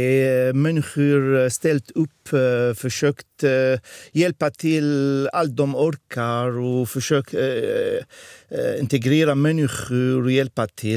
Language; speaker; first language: Swedish; non-native, fluent; Arabic